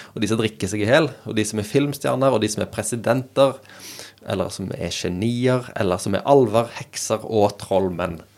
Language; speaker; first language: Norwegian; native; Norwegian